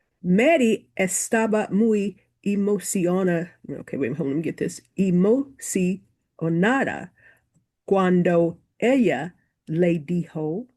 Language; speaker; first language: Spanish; non-native, learner; English